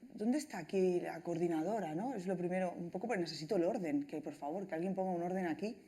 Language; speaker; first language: Spanish; non-native, local second language; Catalan